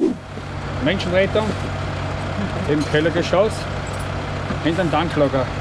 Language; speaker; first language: German; native; German